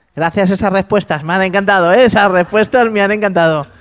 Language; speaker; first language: Spanish; native; Spanish